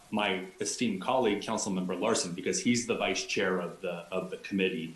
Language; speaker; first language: English; native; English